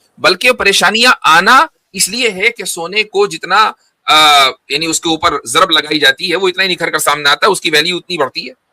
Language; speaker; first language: Urdu; native; Urdu